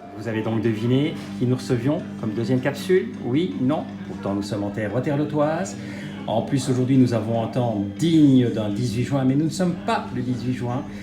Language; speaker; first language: French; native; French